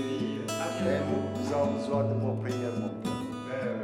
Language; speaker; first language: French; non-native, fluent; Arabic